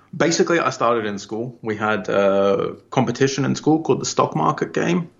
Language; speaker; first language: English; native; English